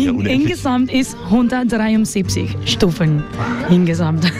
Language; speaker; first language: German; non-native, learner; Spanish